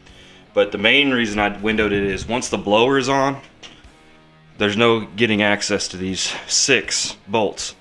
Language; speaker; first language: English; native; English